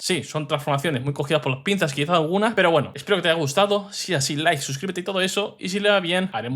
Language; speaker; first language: Spanish; native; Spanish